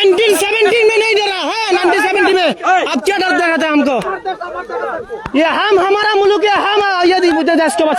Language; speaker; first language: Hindi; non-native, learner; Bangla